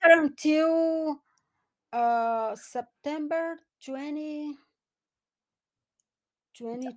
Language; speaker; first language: English; non-native, learner; Portuguese